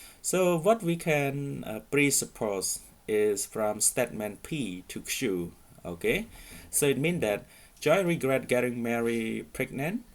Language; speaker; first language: English; non-native, fluent; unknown